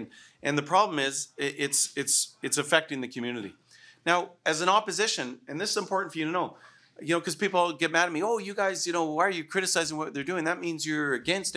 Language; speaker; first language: English; native; English